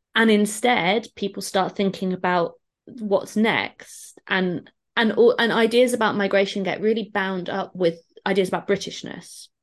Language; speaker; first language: English; native; English